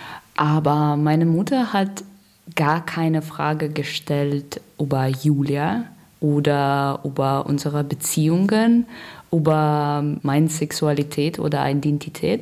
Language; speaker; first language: German; non-native, learner; Russian